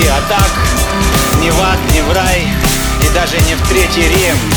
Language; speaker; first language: Russian; native; Russian